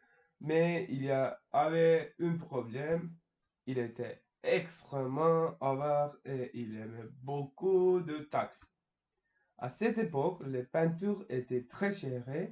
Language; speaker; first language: French; non-native, learner; Turkish